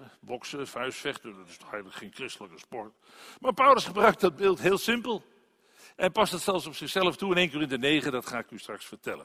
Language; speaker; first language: Dutch; native; Dutch